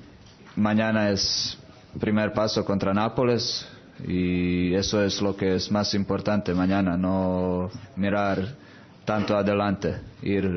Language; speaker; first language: Spanish; non-native, fluent; Croatian